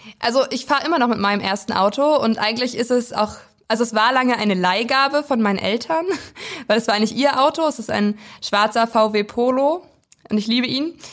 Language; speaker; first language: German; native; German